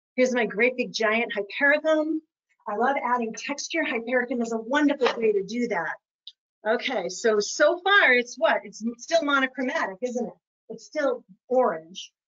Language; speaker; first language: English; native; English